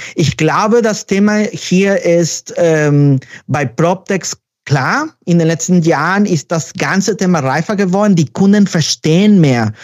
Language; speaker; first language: German; non-native, fluent; Spanish